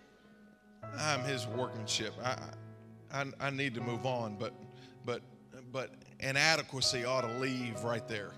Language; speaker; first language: English; native; English